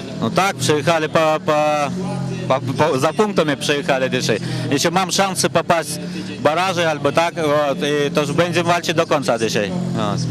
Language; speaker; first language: Polish; non-native, learner; Russian